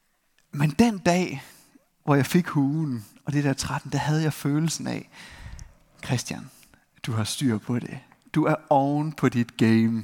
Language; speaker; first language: Danish; native; Danish